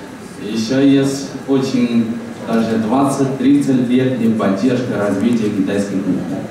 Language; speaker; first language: Russian; non-native, fluent; Chinese